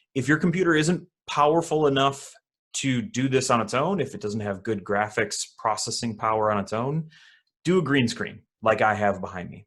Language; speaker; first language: English; native; English